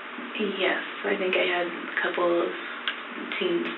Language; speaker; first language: English; native; English